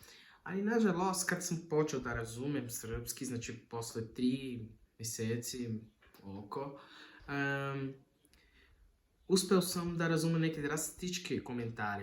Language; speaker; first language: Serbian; non-native, learner; Portuguese